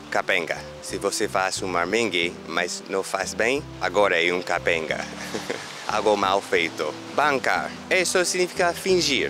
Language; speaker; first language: Portuguese; non-native, fluent; English